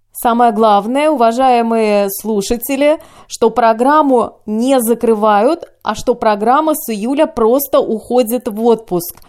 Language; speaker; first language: Russian; native; Russian